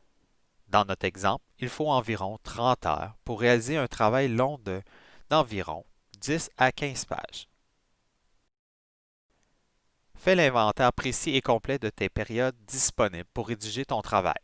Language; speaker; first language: French; native; French